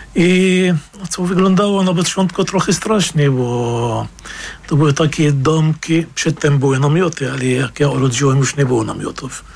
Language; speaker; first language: Polish; non-native, fluent; Arabic